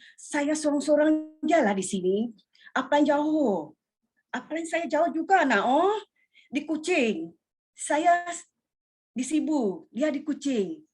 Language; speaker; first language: Malay; non-native, local second language; Iban